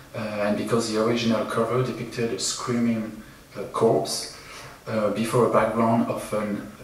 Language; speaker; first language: English; non-native, fluent; French